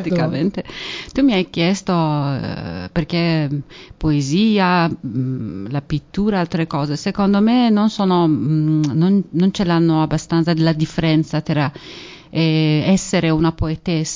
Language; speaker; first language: Italian; non-native, fluent; Persian